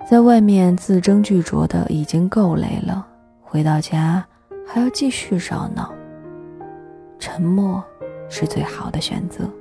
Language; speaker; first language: Chinese; native; Chinese